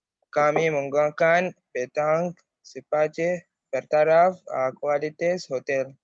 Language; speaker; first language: Indonesian; non-native, learner; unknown